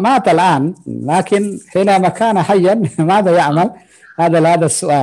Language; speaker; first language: Arabic; non-native, fluent; Indonesian